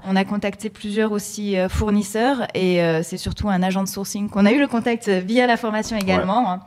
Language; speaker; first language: French; native; French